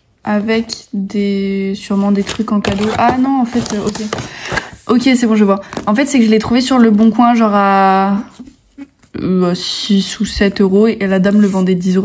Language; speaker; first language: French; native; French